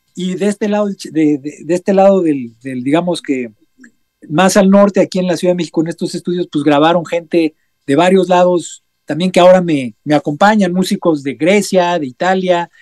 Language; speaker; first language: Spanish; native; Spanish